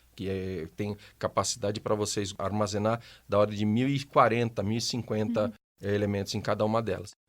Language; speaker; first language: Portuguese; native; Portuguese